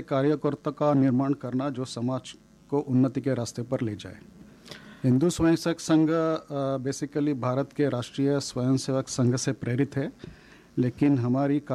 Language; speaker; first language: Hindi; non-native, local second language; Marathi